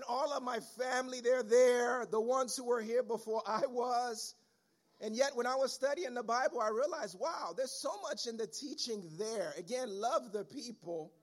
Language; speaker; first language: English; early bilingual, other home language; Haitian Creole